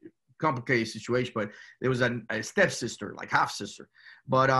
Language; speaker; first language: English; early bilingual, other home language; Spanish